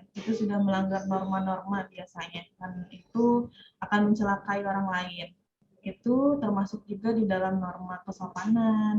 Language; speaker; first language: Indonesian; native; Indonesian